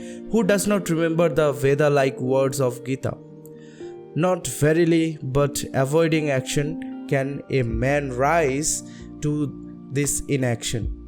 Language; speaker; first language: English; non-native, local second language; Bangla